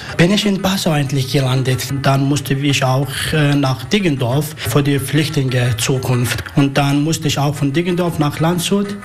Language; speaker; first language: German; non-native, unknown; Arabic